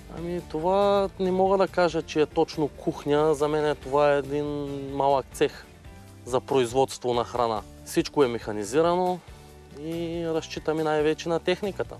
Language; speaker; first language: Bulgarian; native; Bulgarian